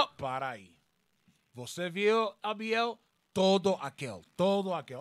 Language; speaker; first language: Portuguese; non-native, learner; Spanish